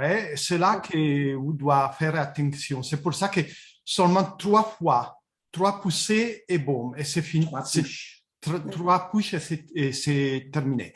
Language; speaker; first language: French; non-native, fluent; Italian